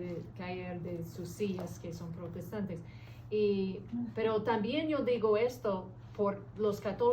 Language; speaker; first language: Spanish; early bilingual, heritage; English